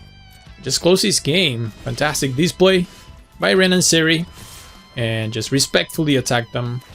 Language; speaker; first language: English; non-native, fluent; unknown